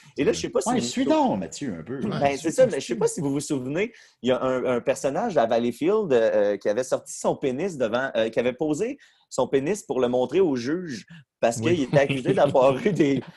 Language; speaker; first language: French; native; French